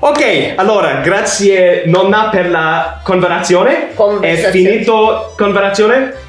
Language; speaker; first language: Italian; non-native, learner; English